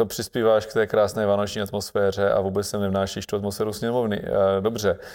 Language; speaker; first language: Czech; native; Czech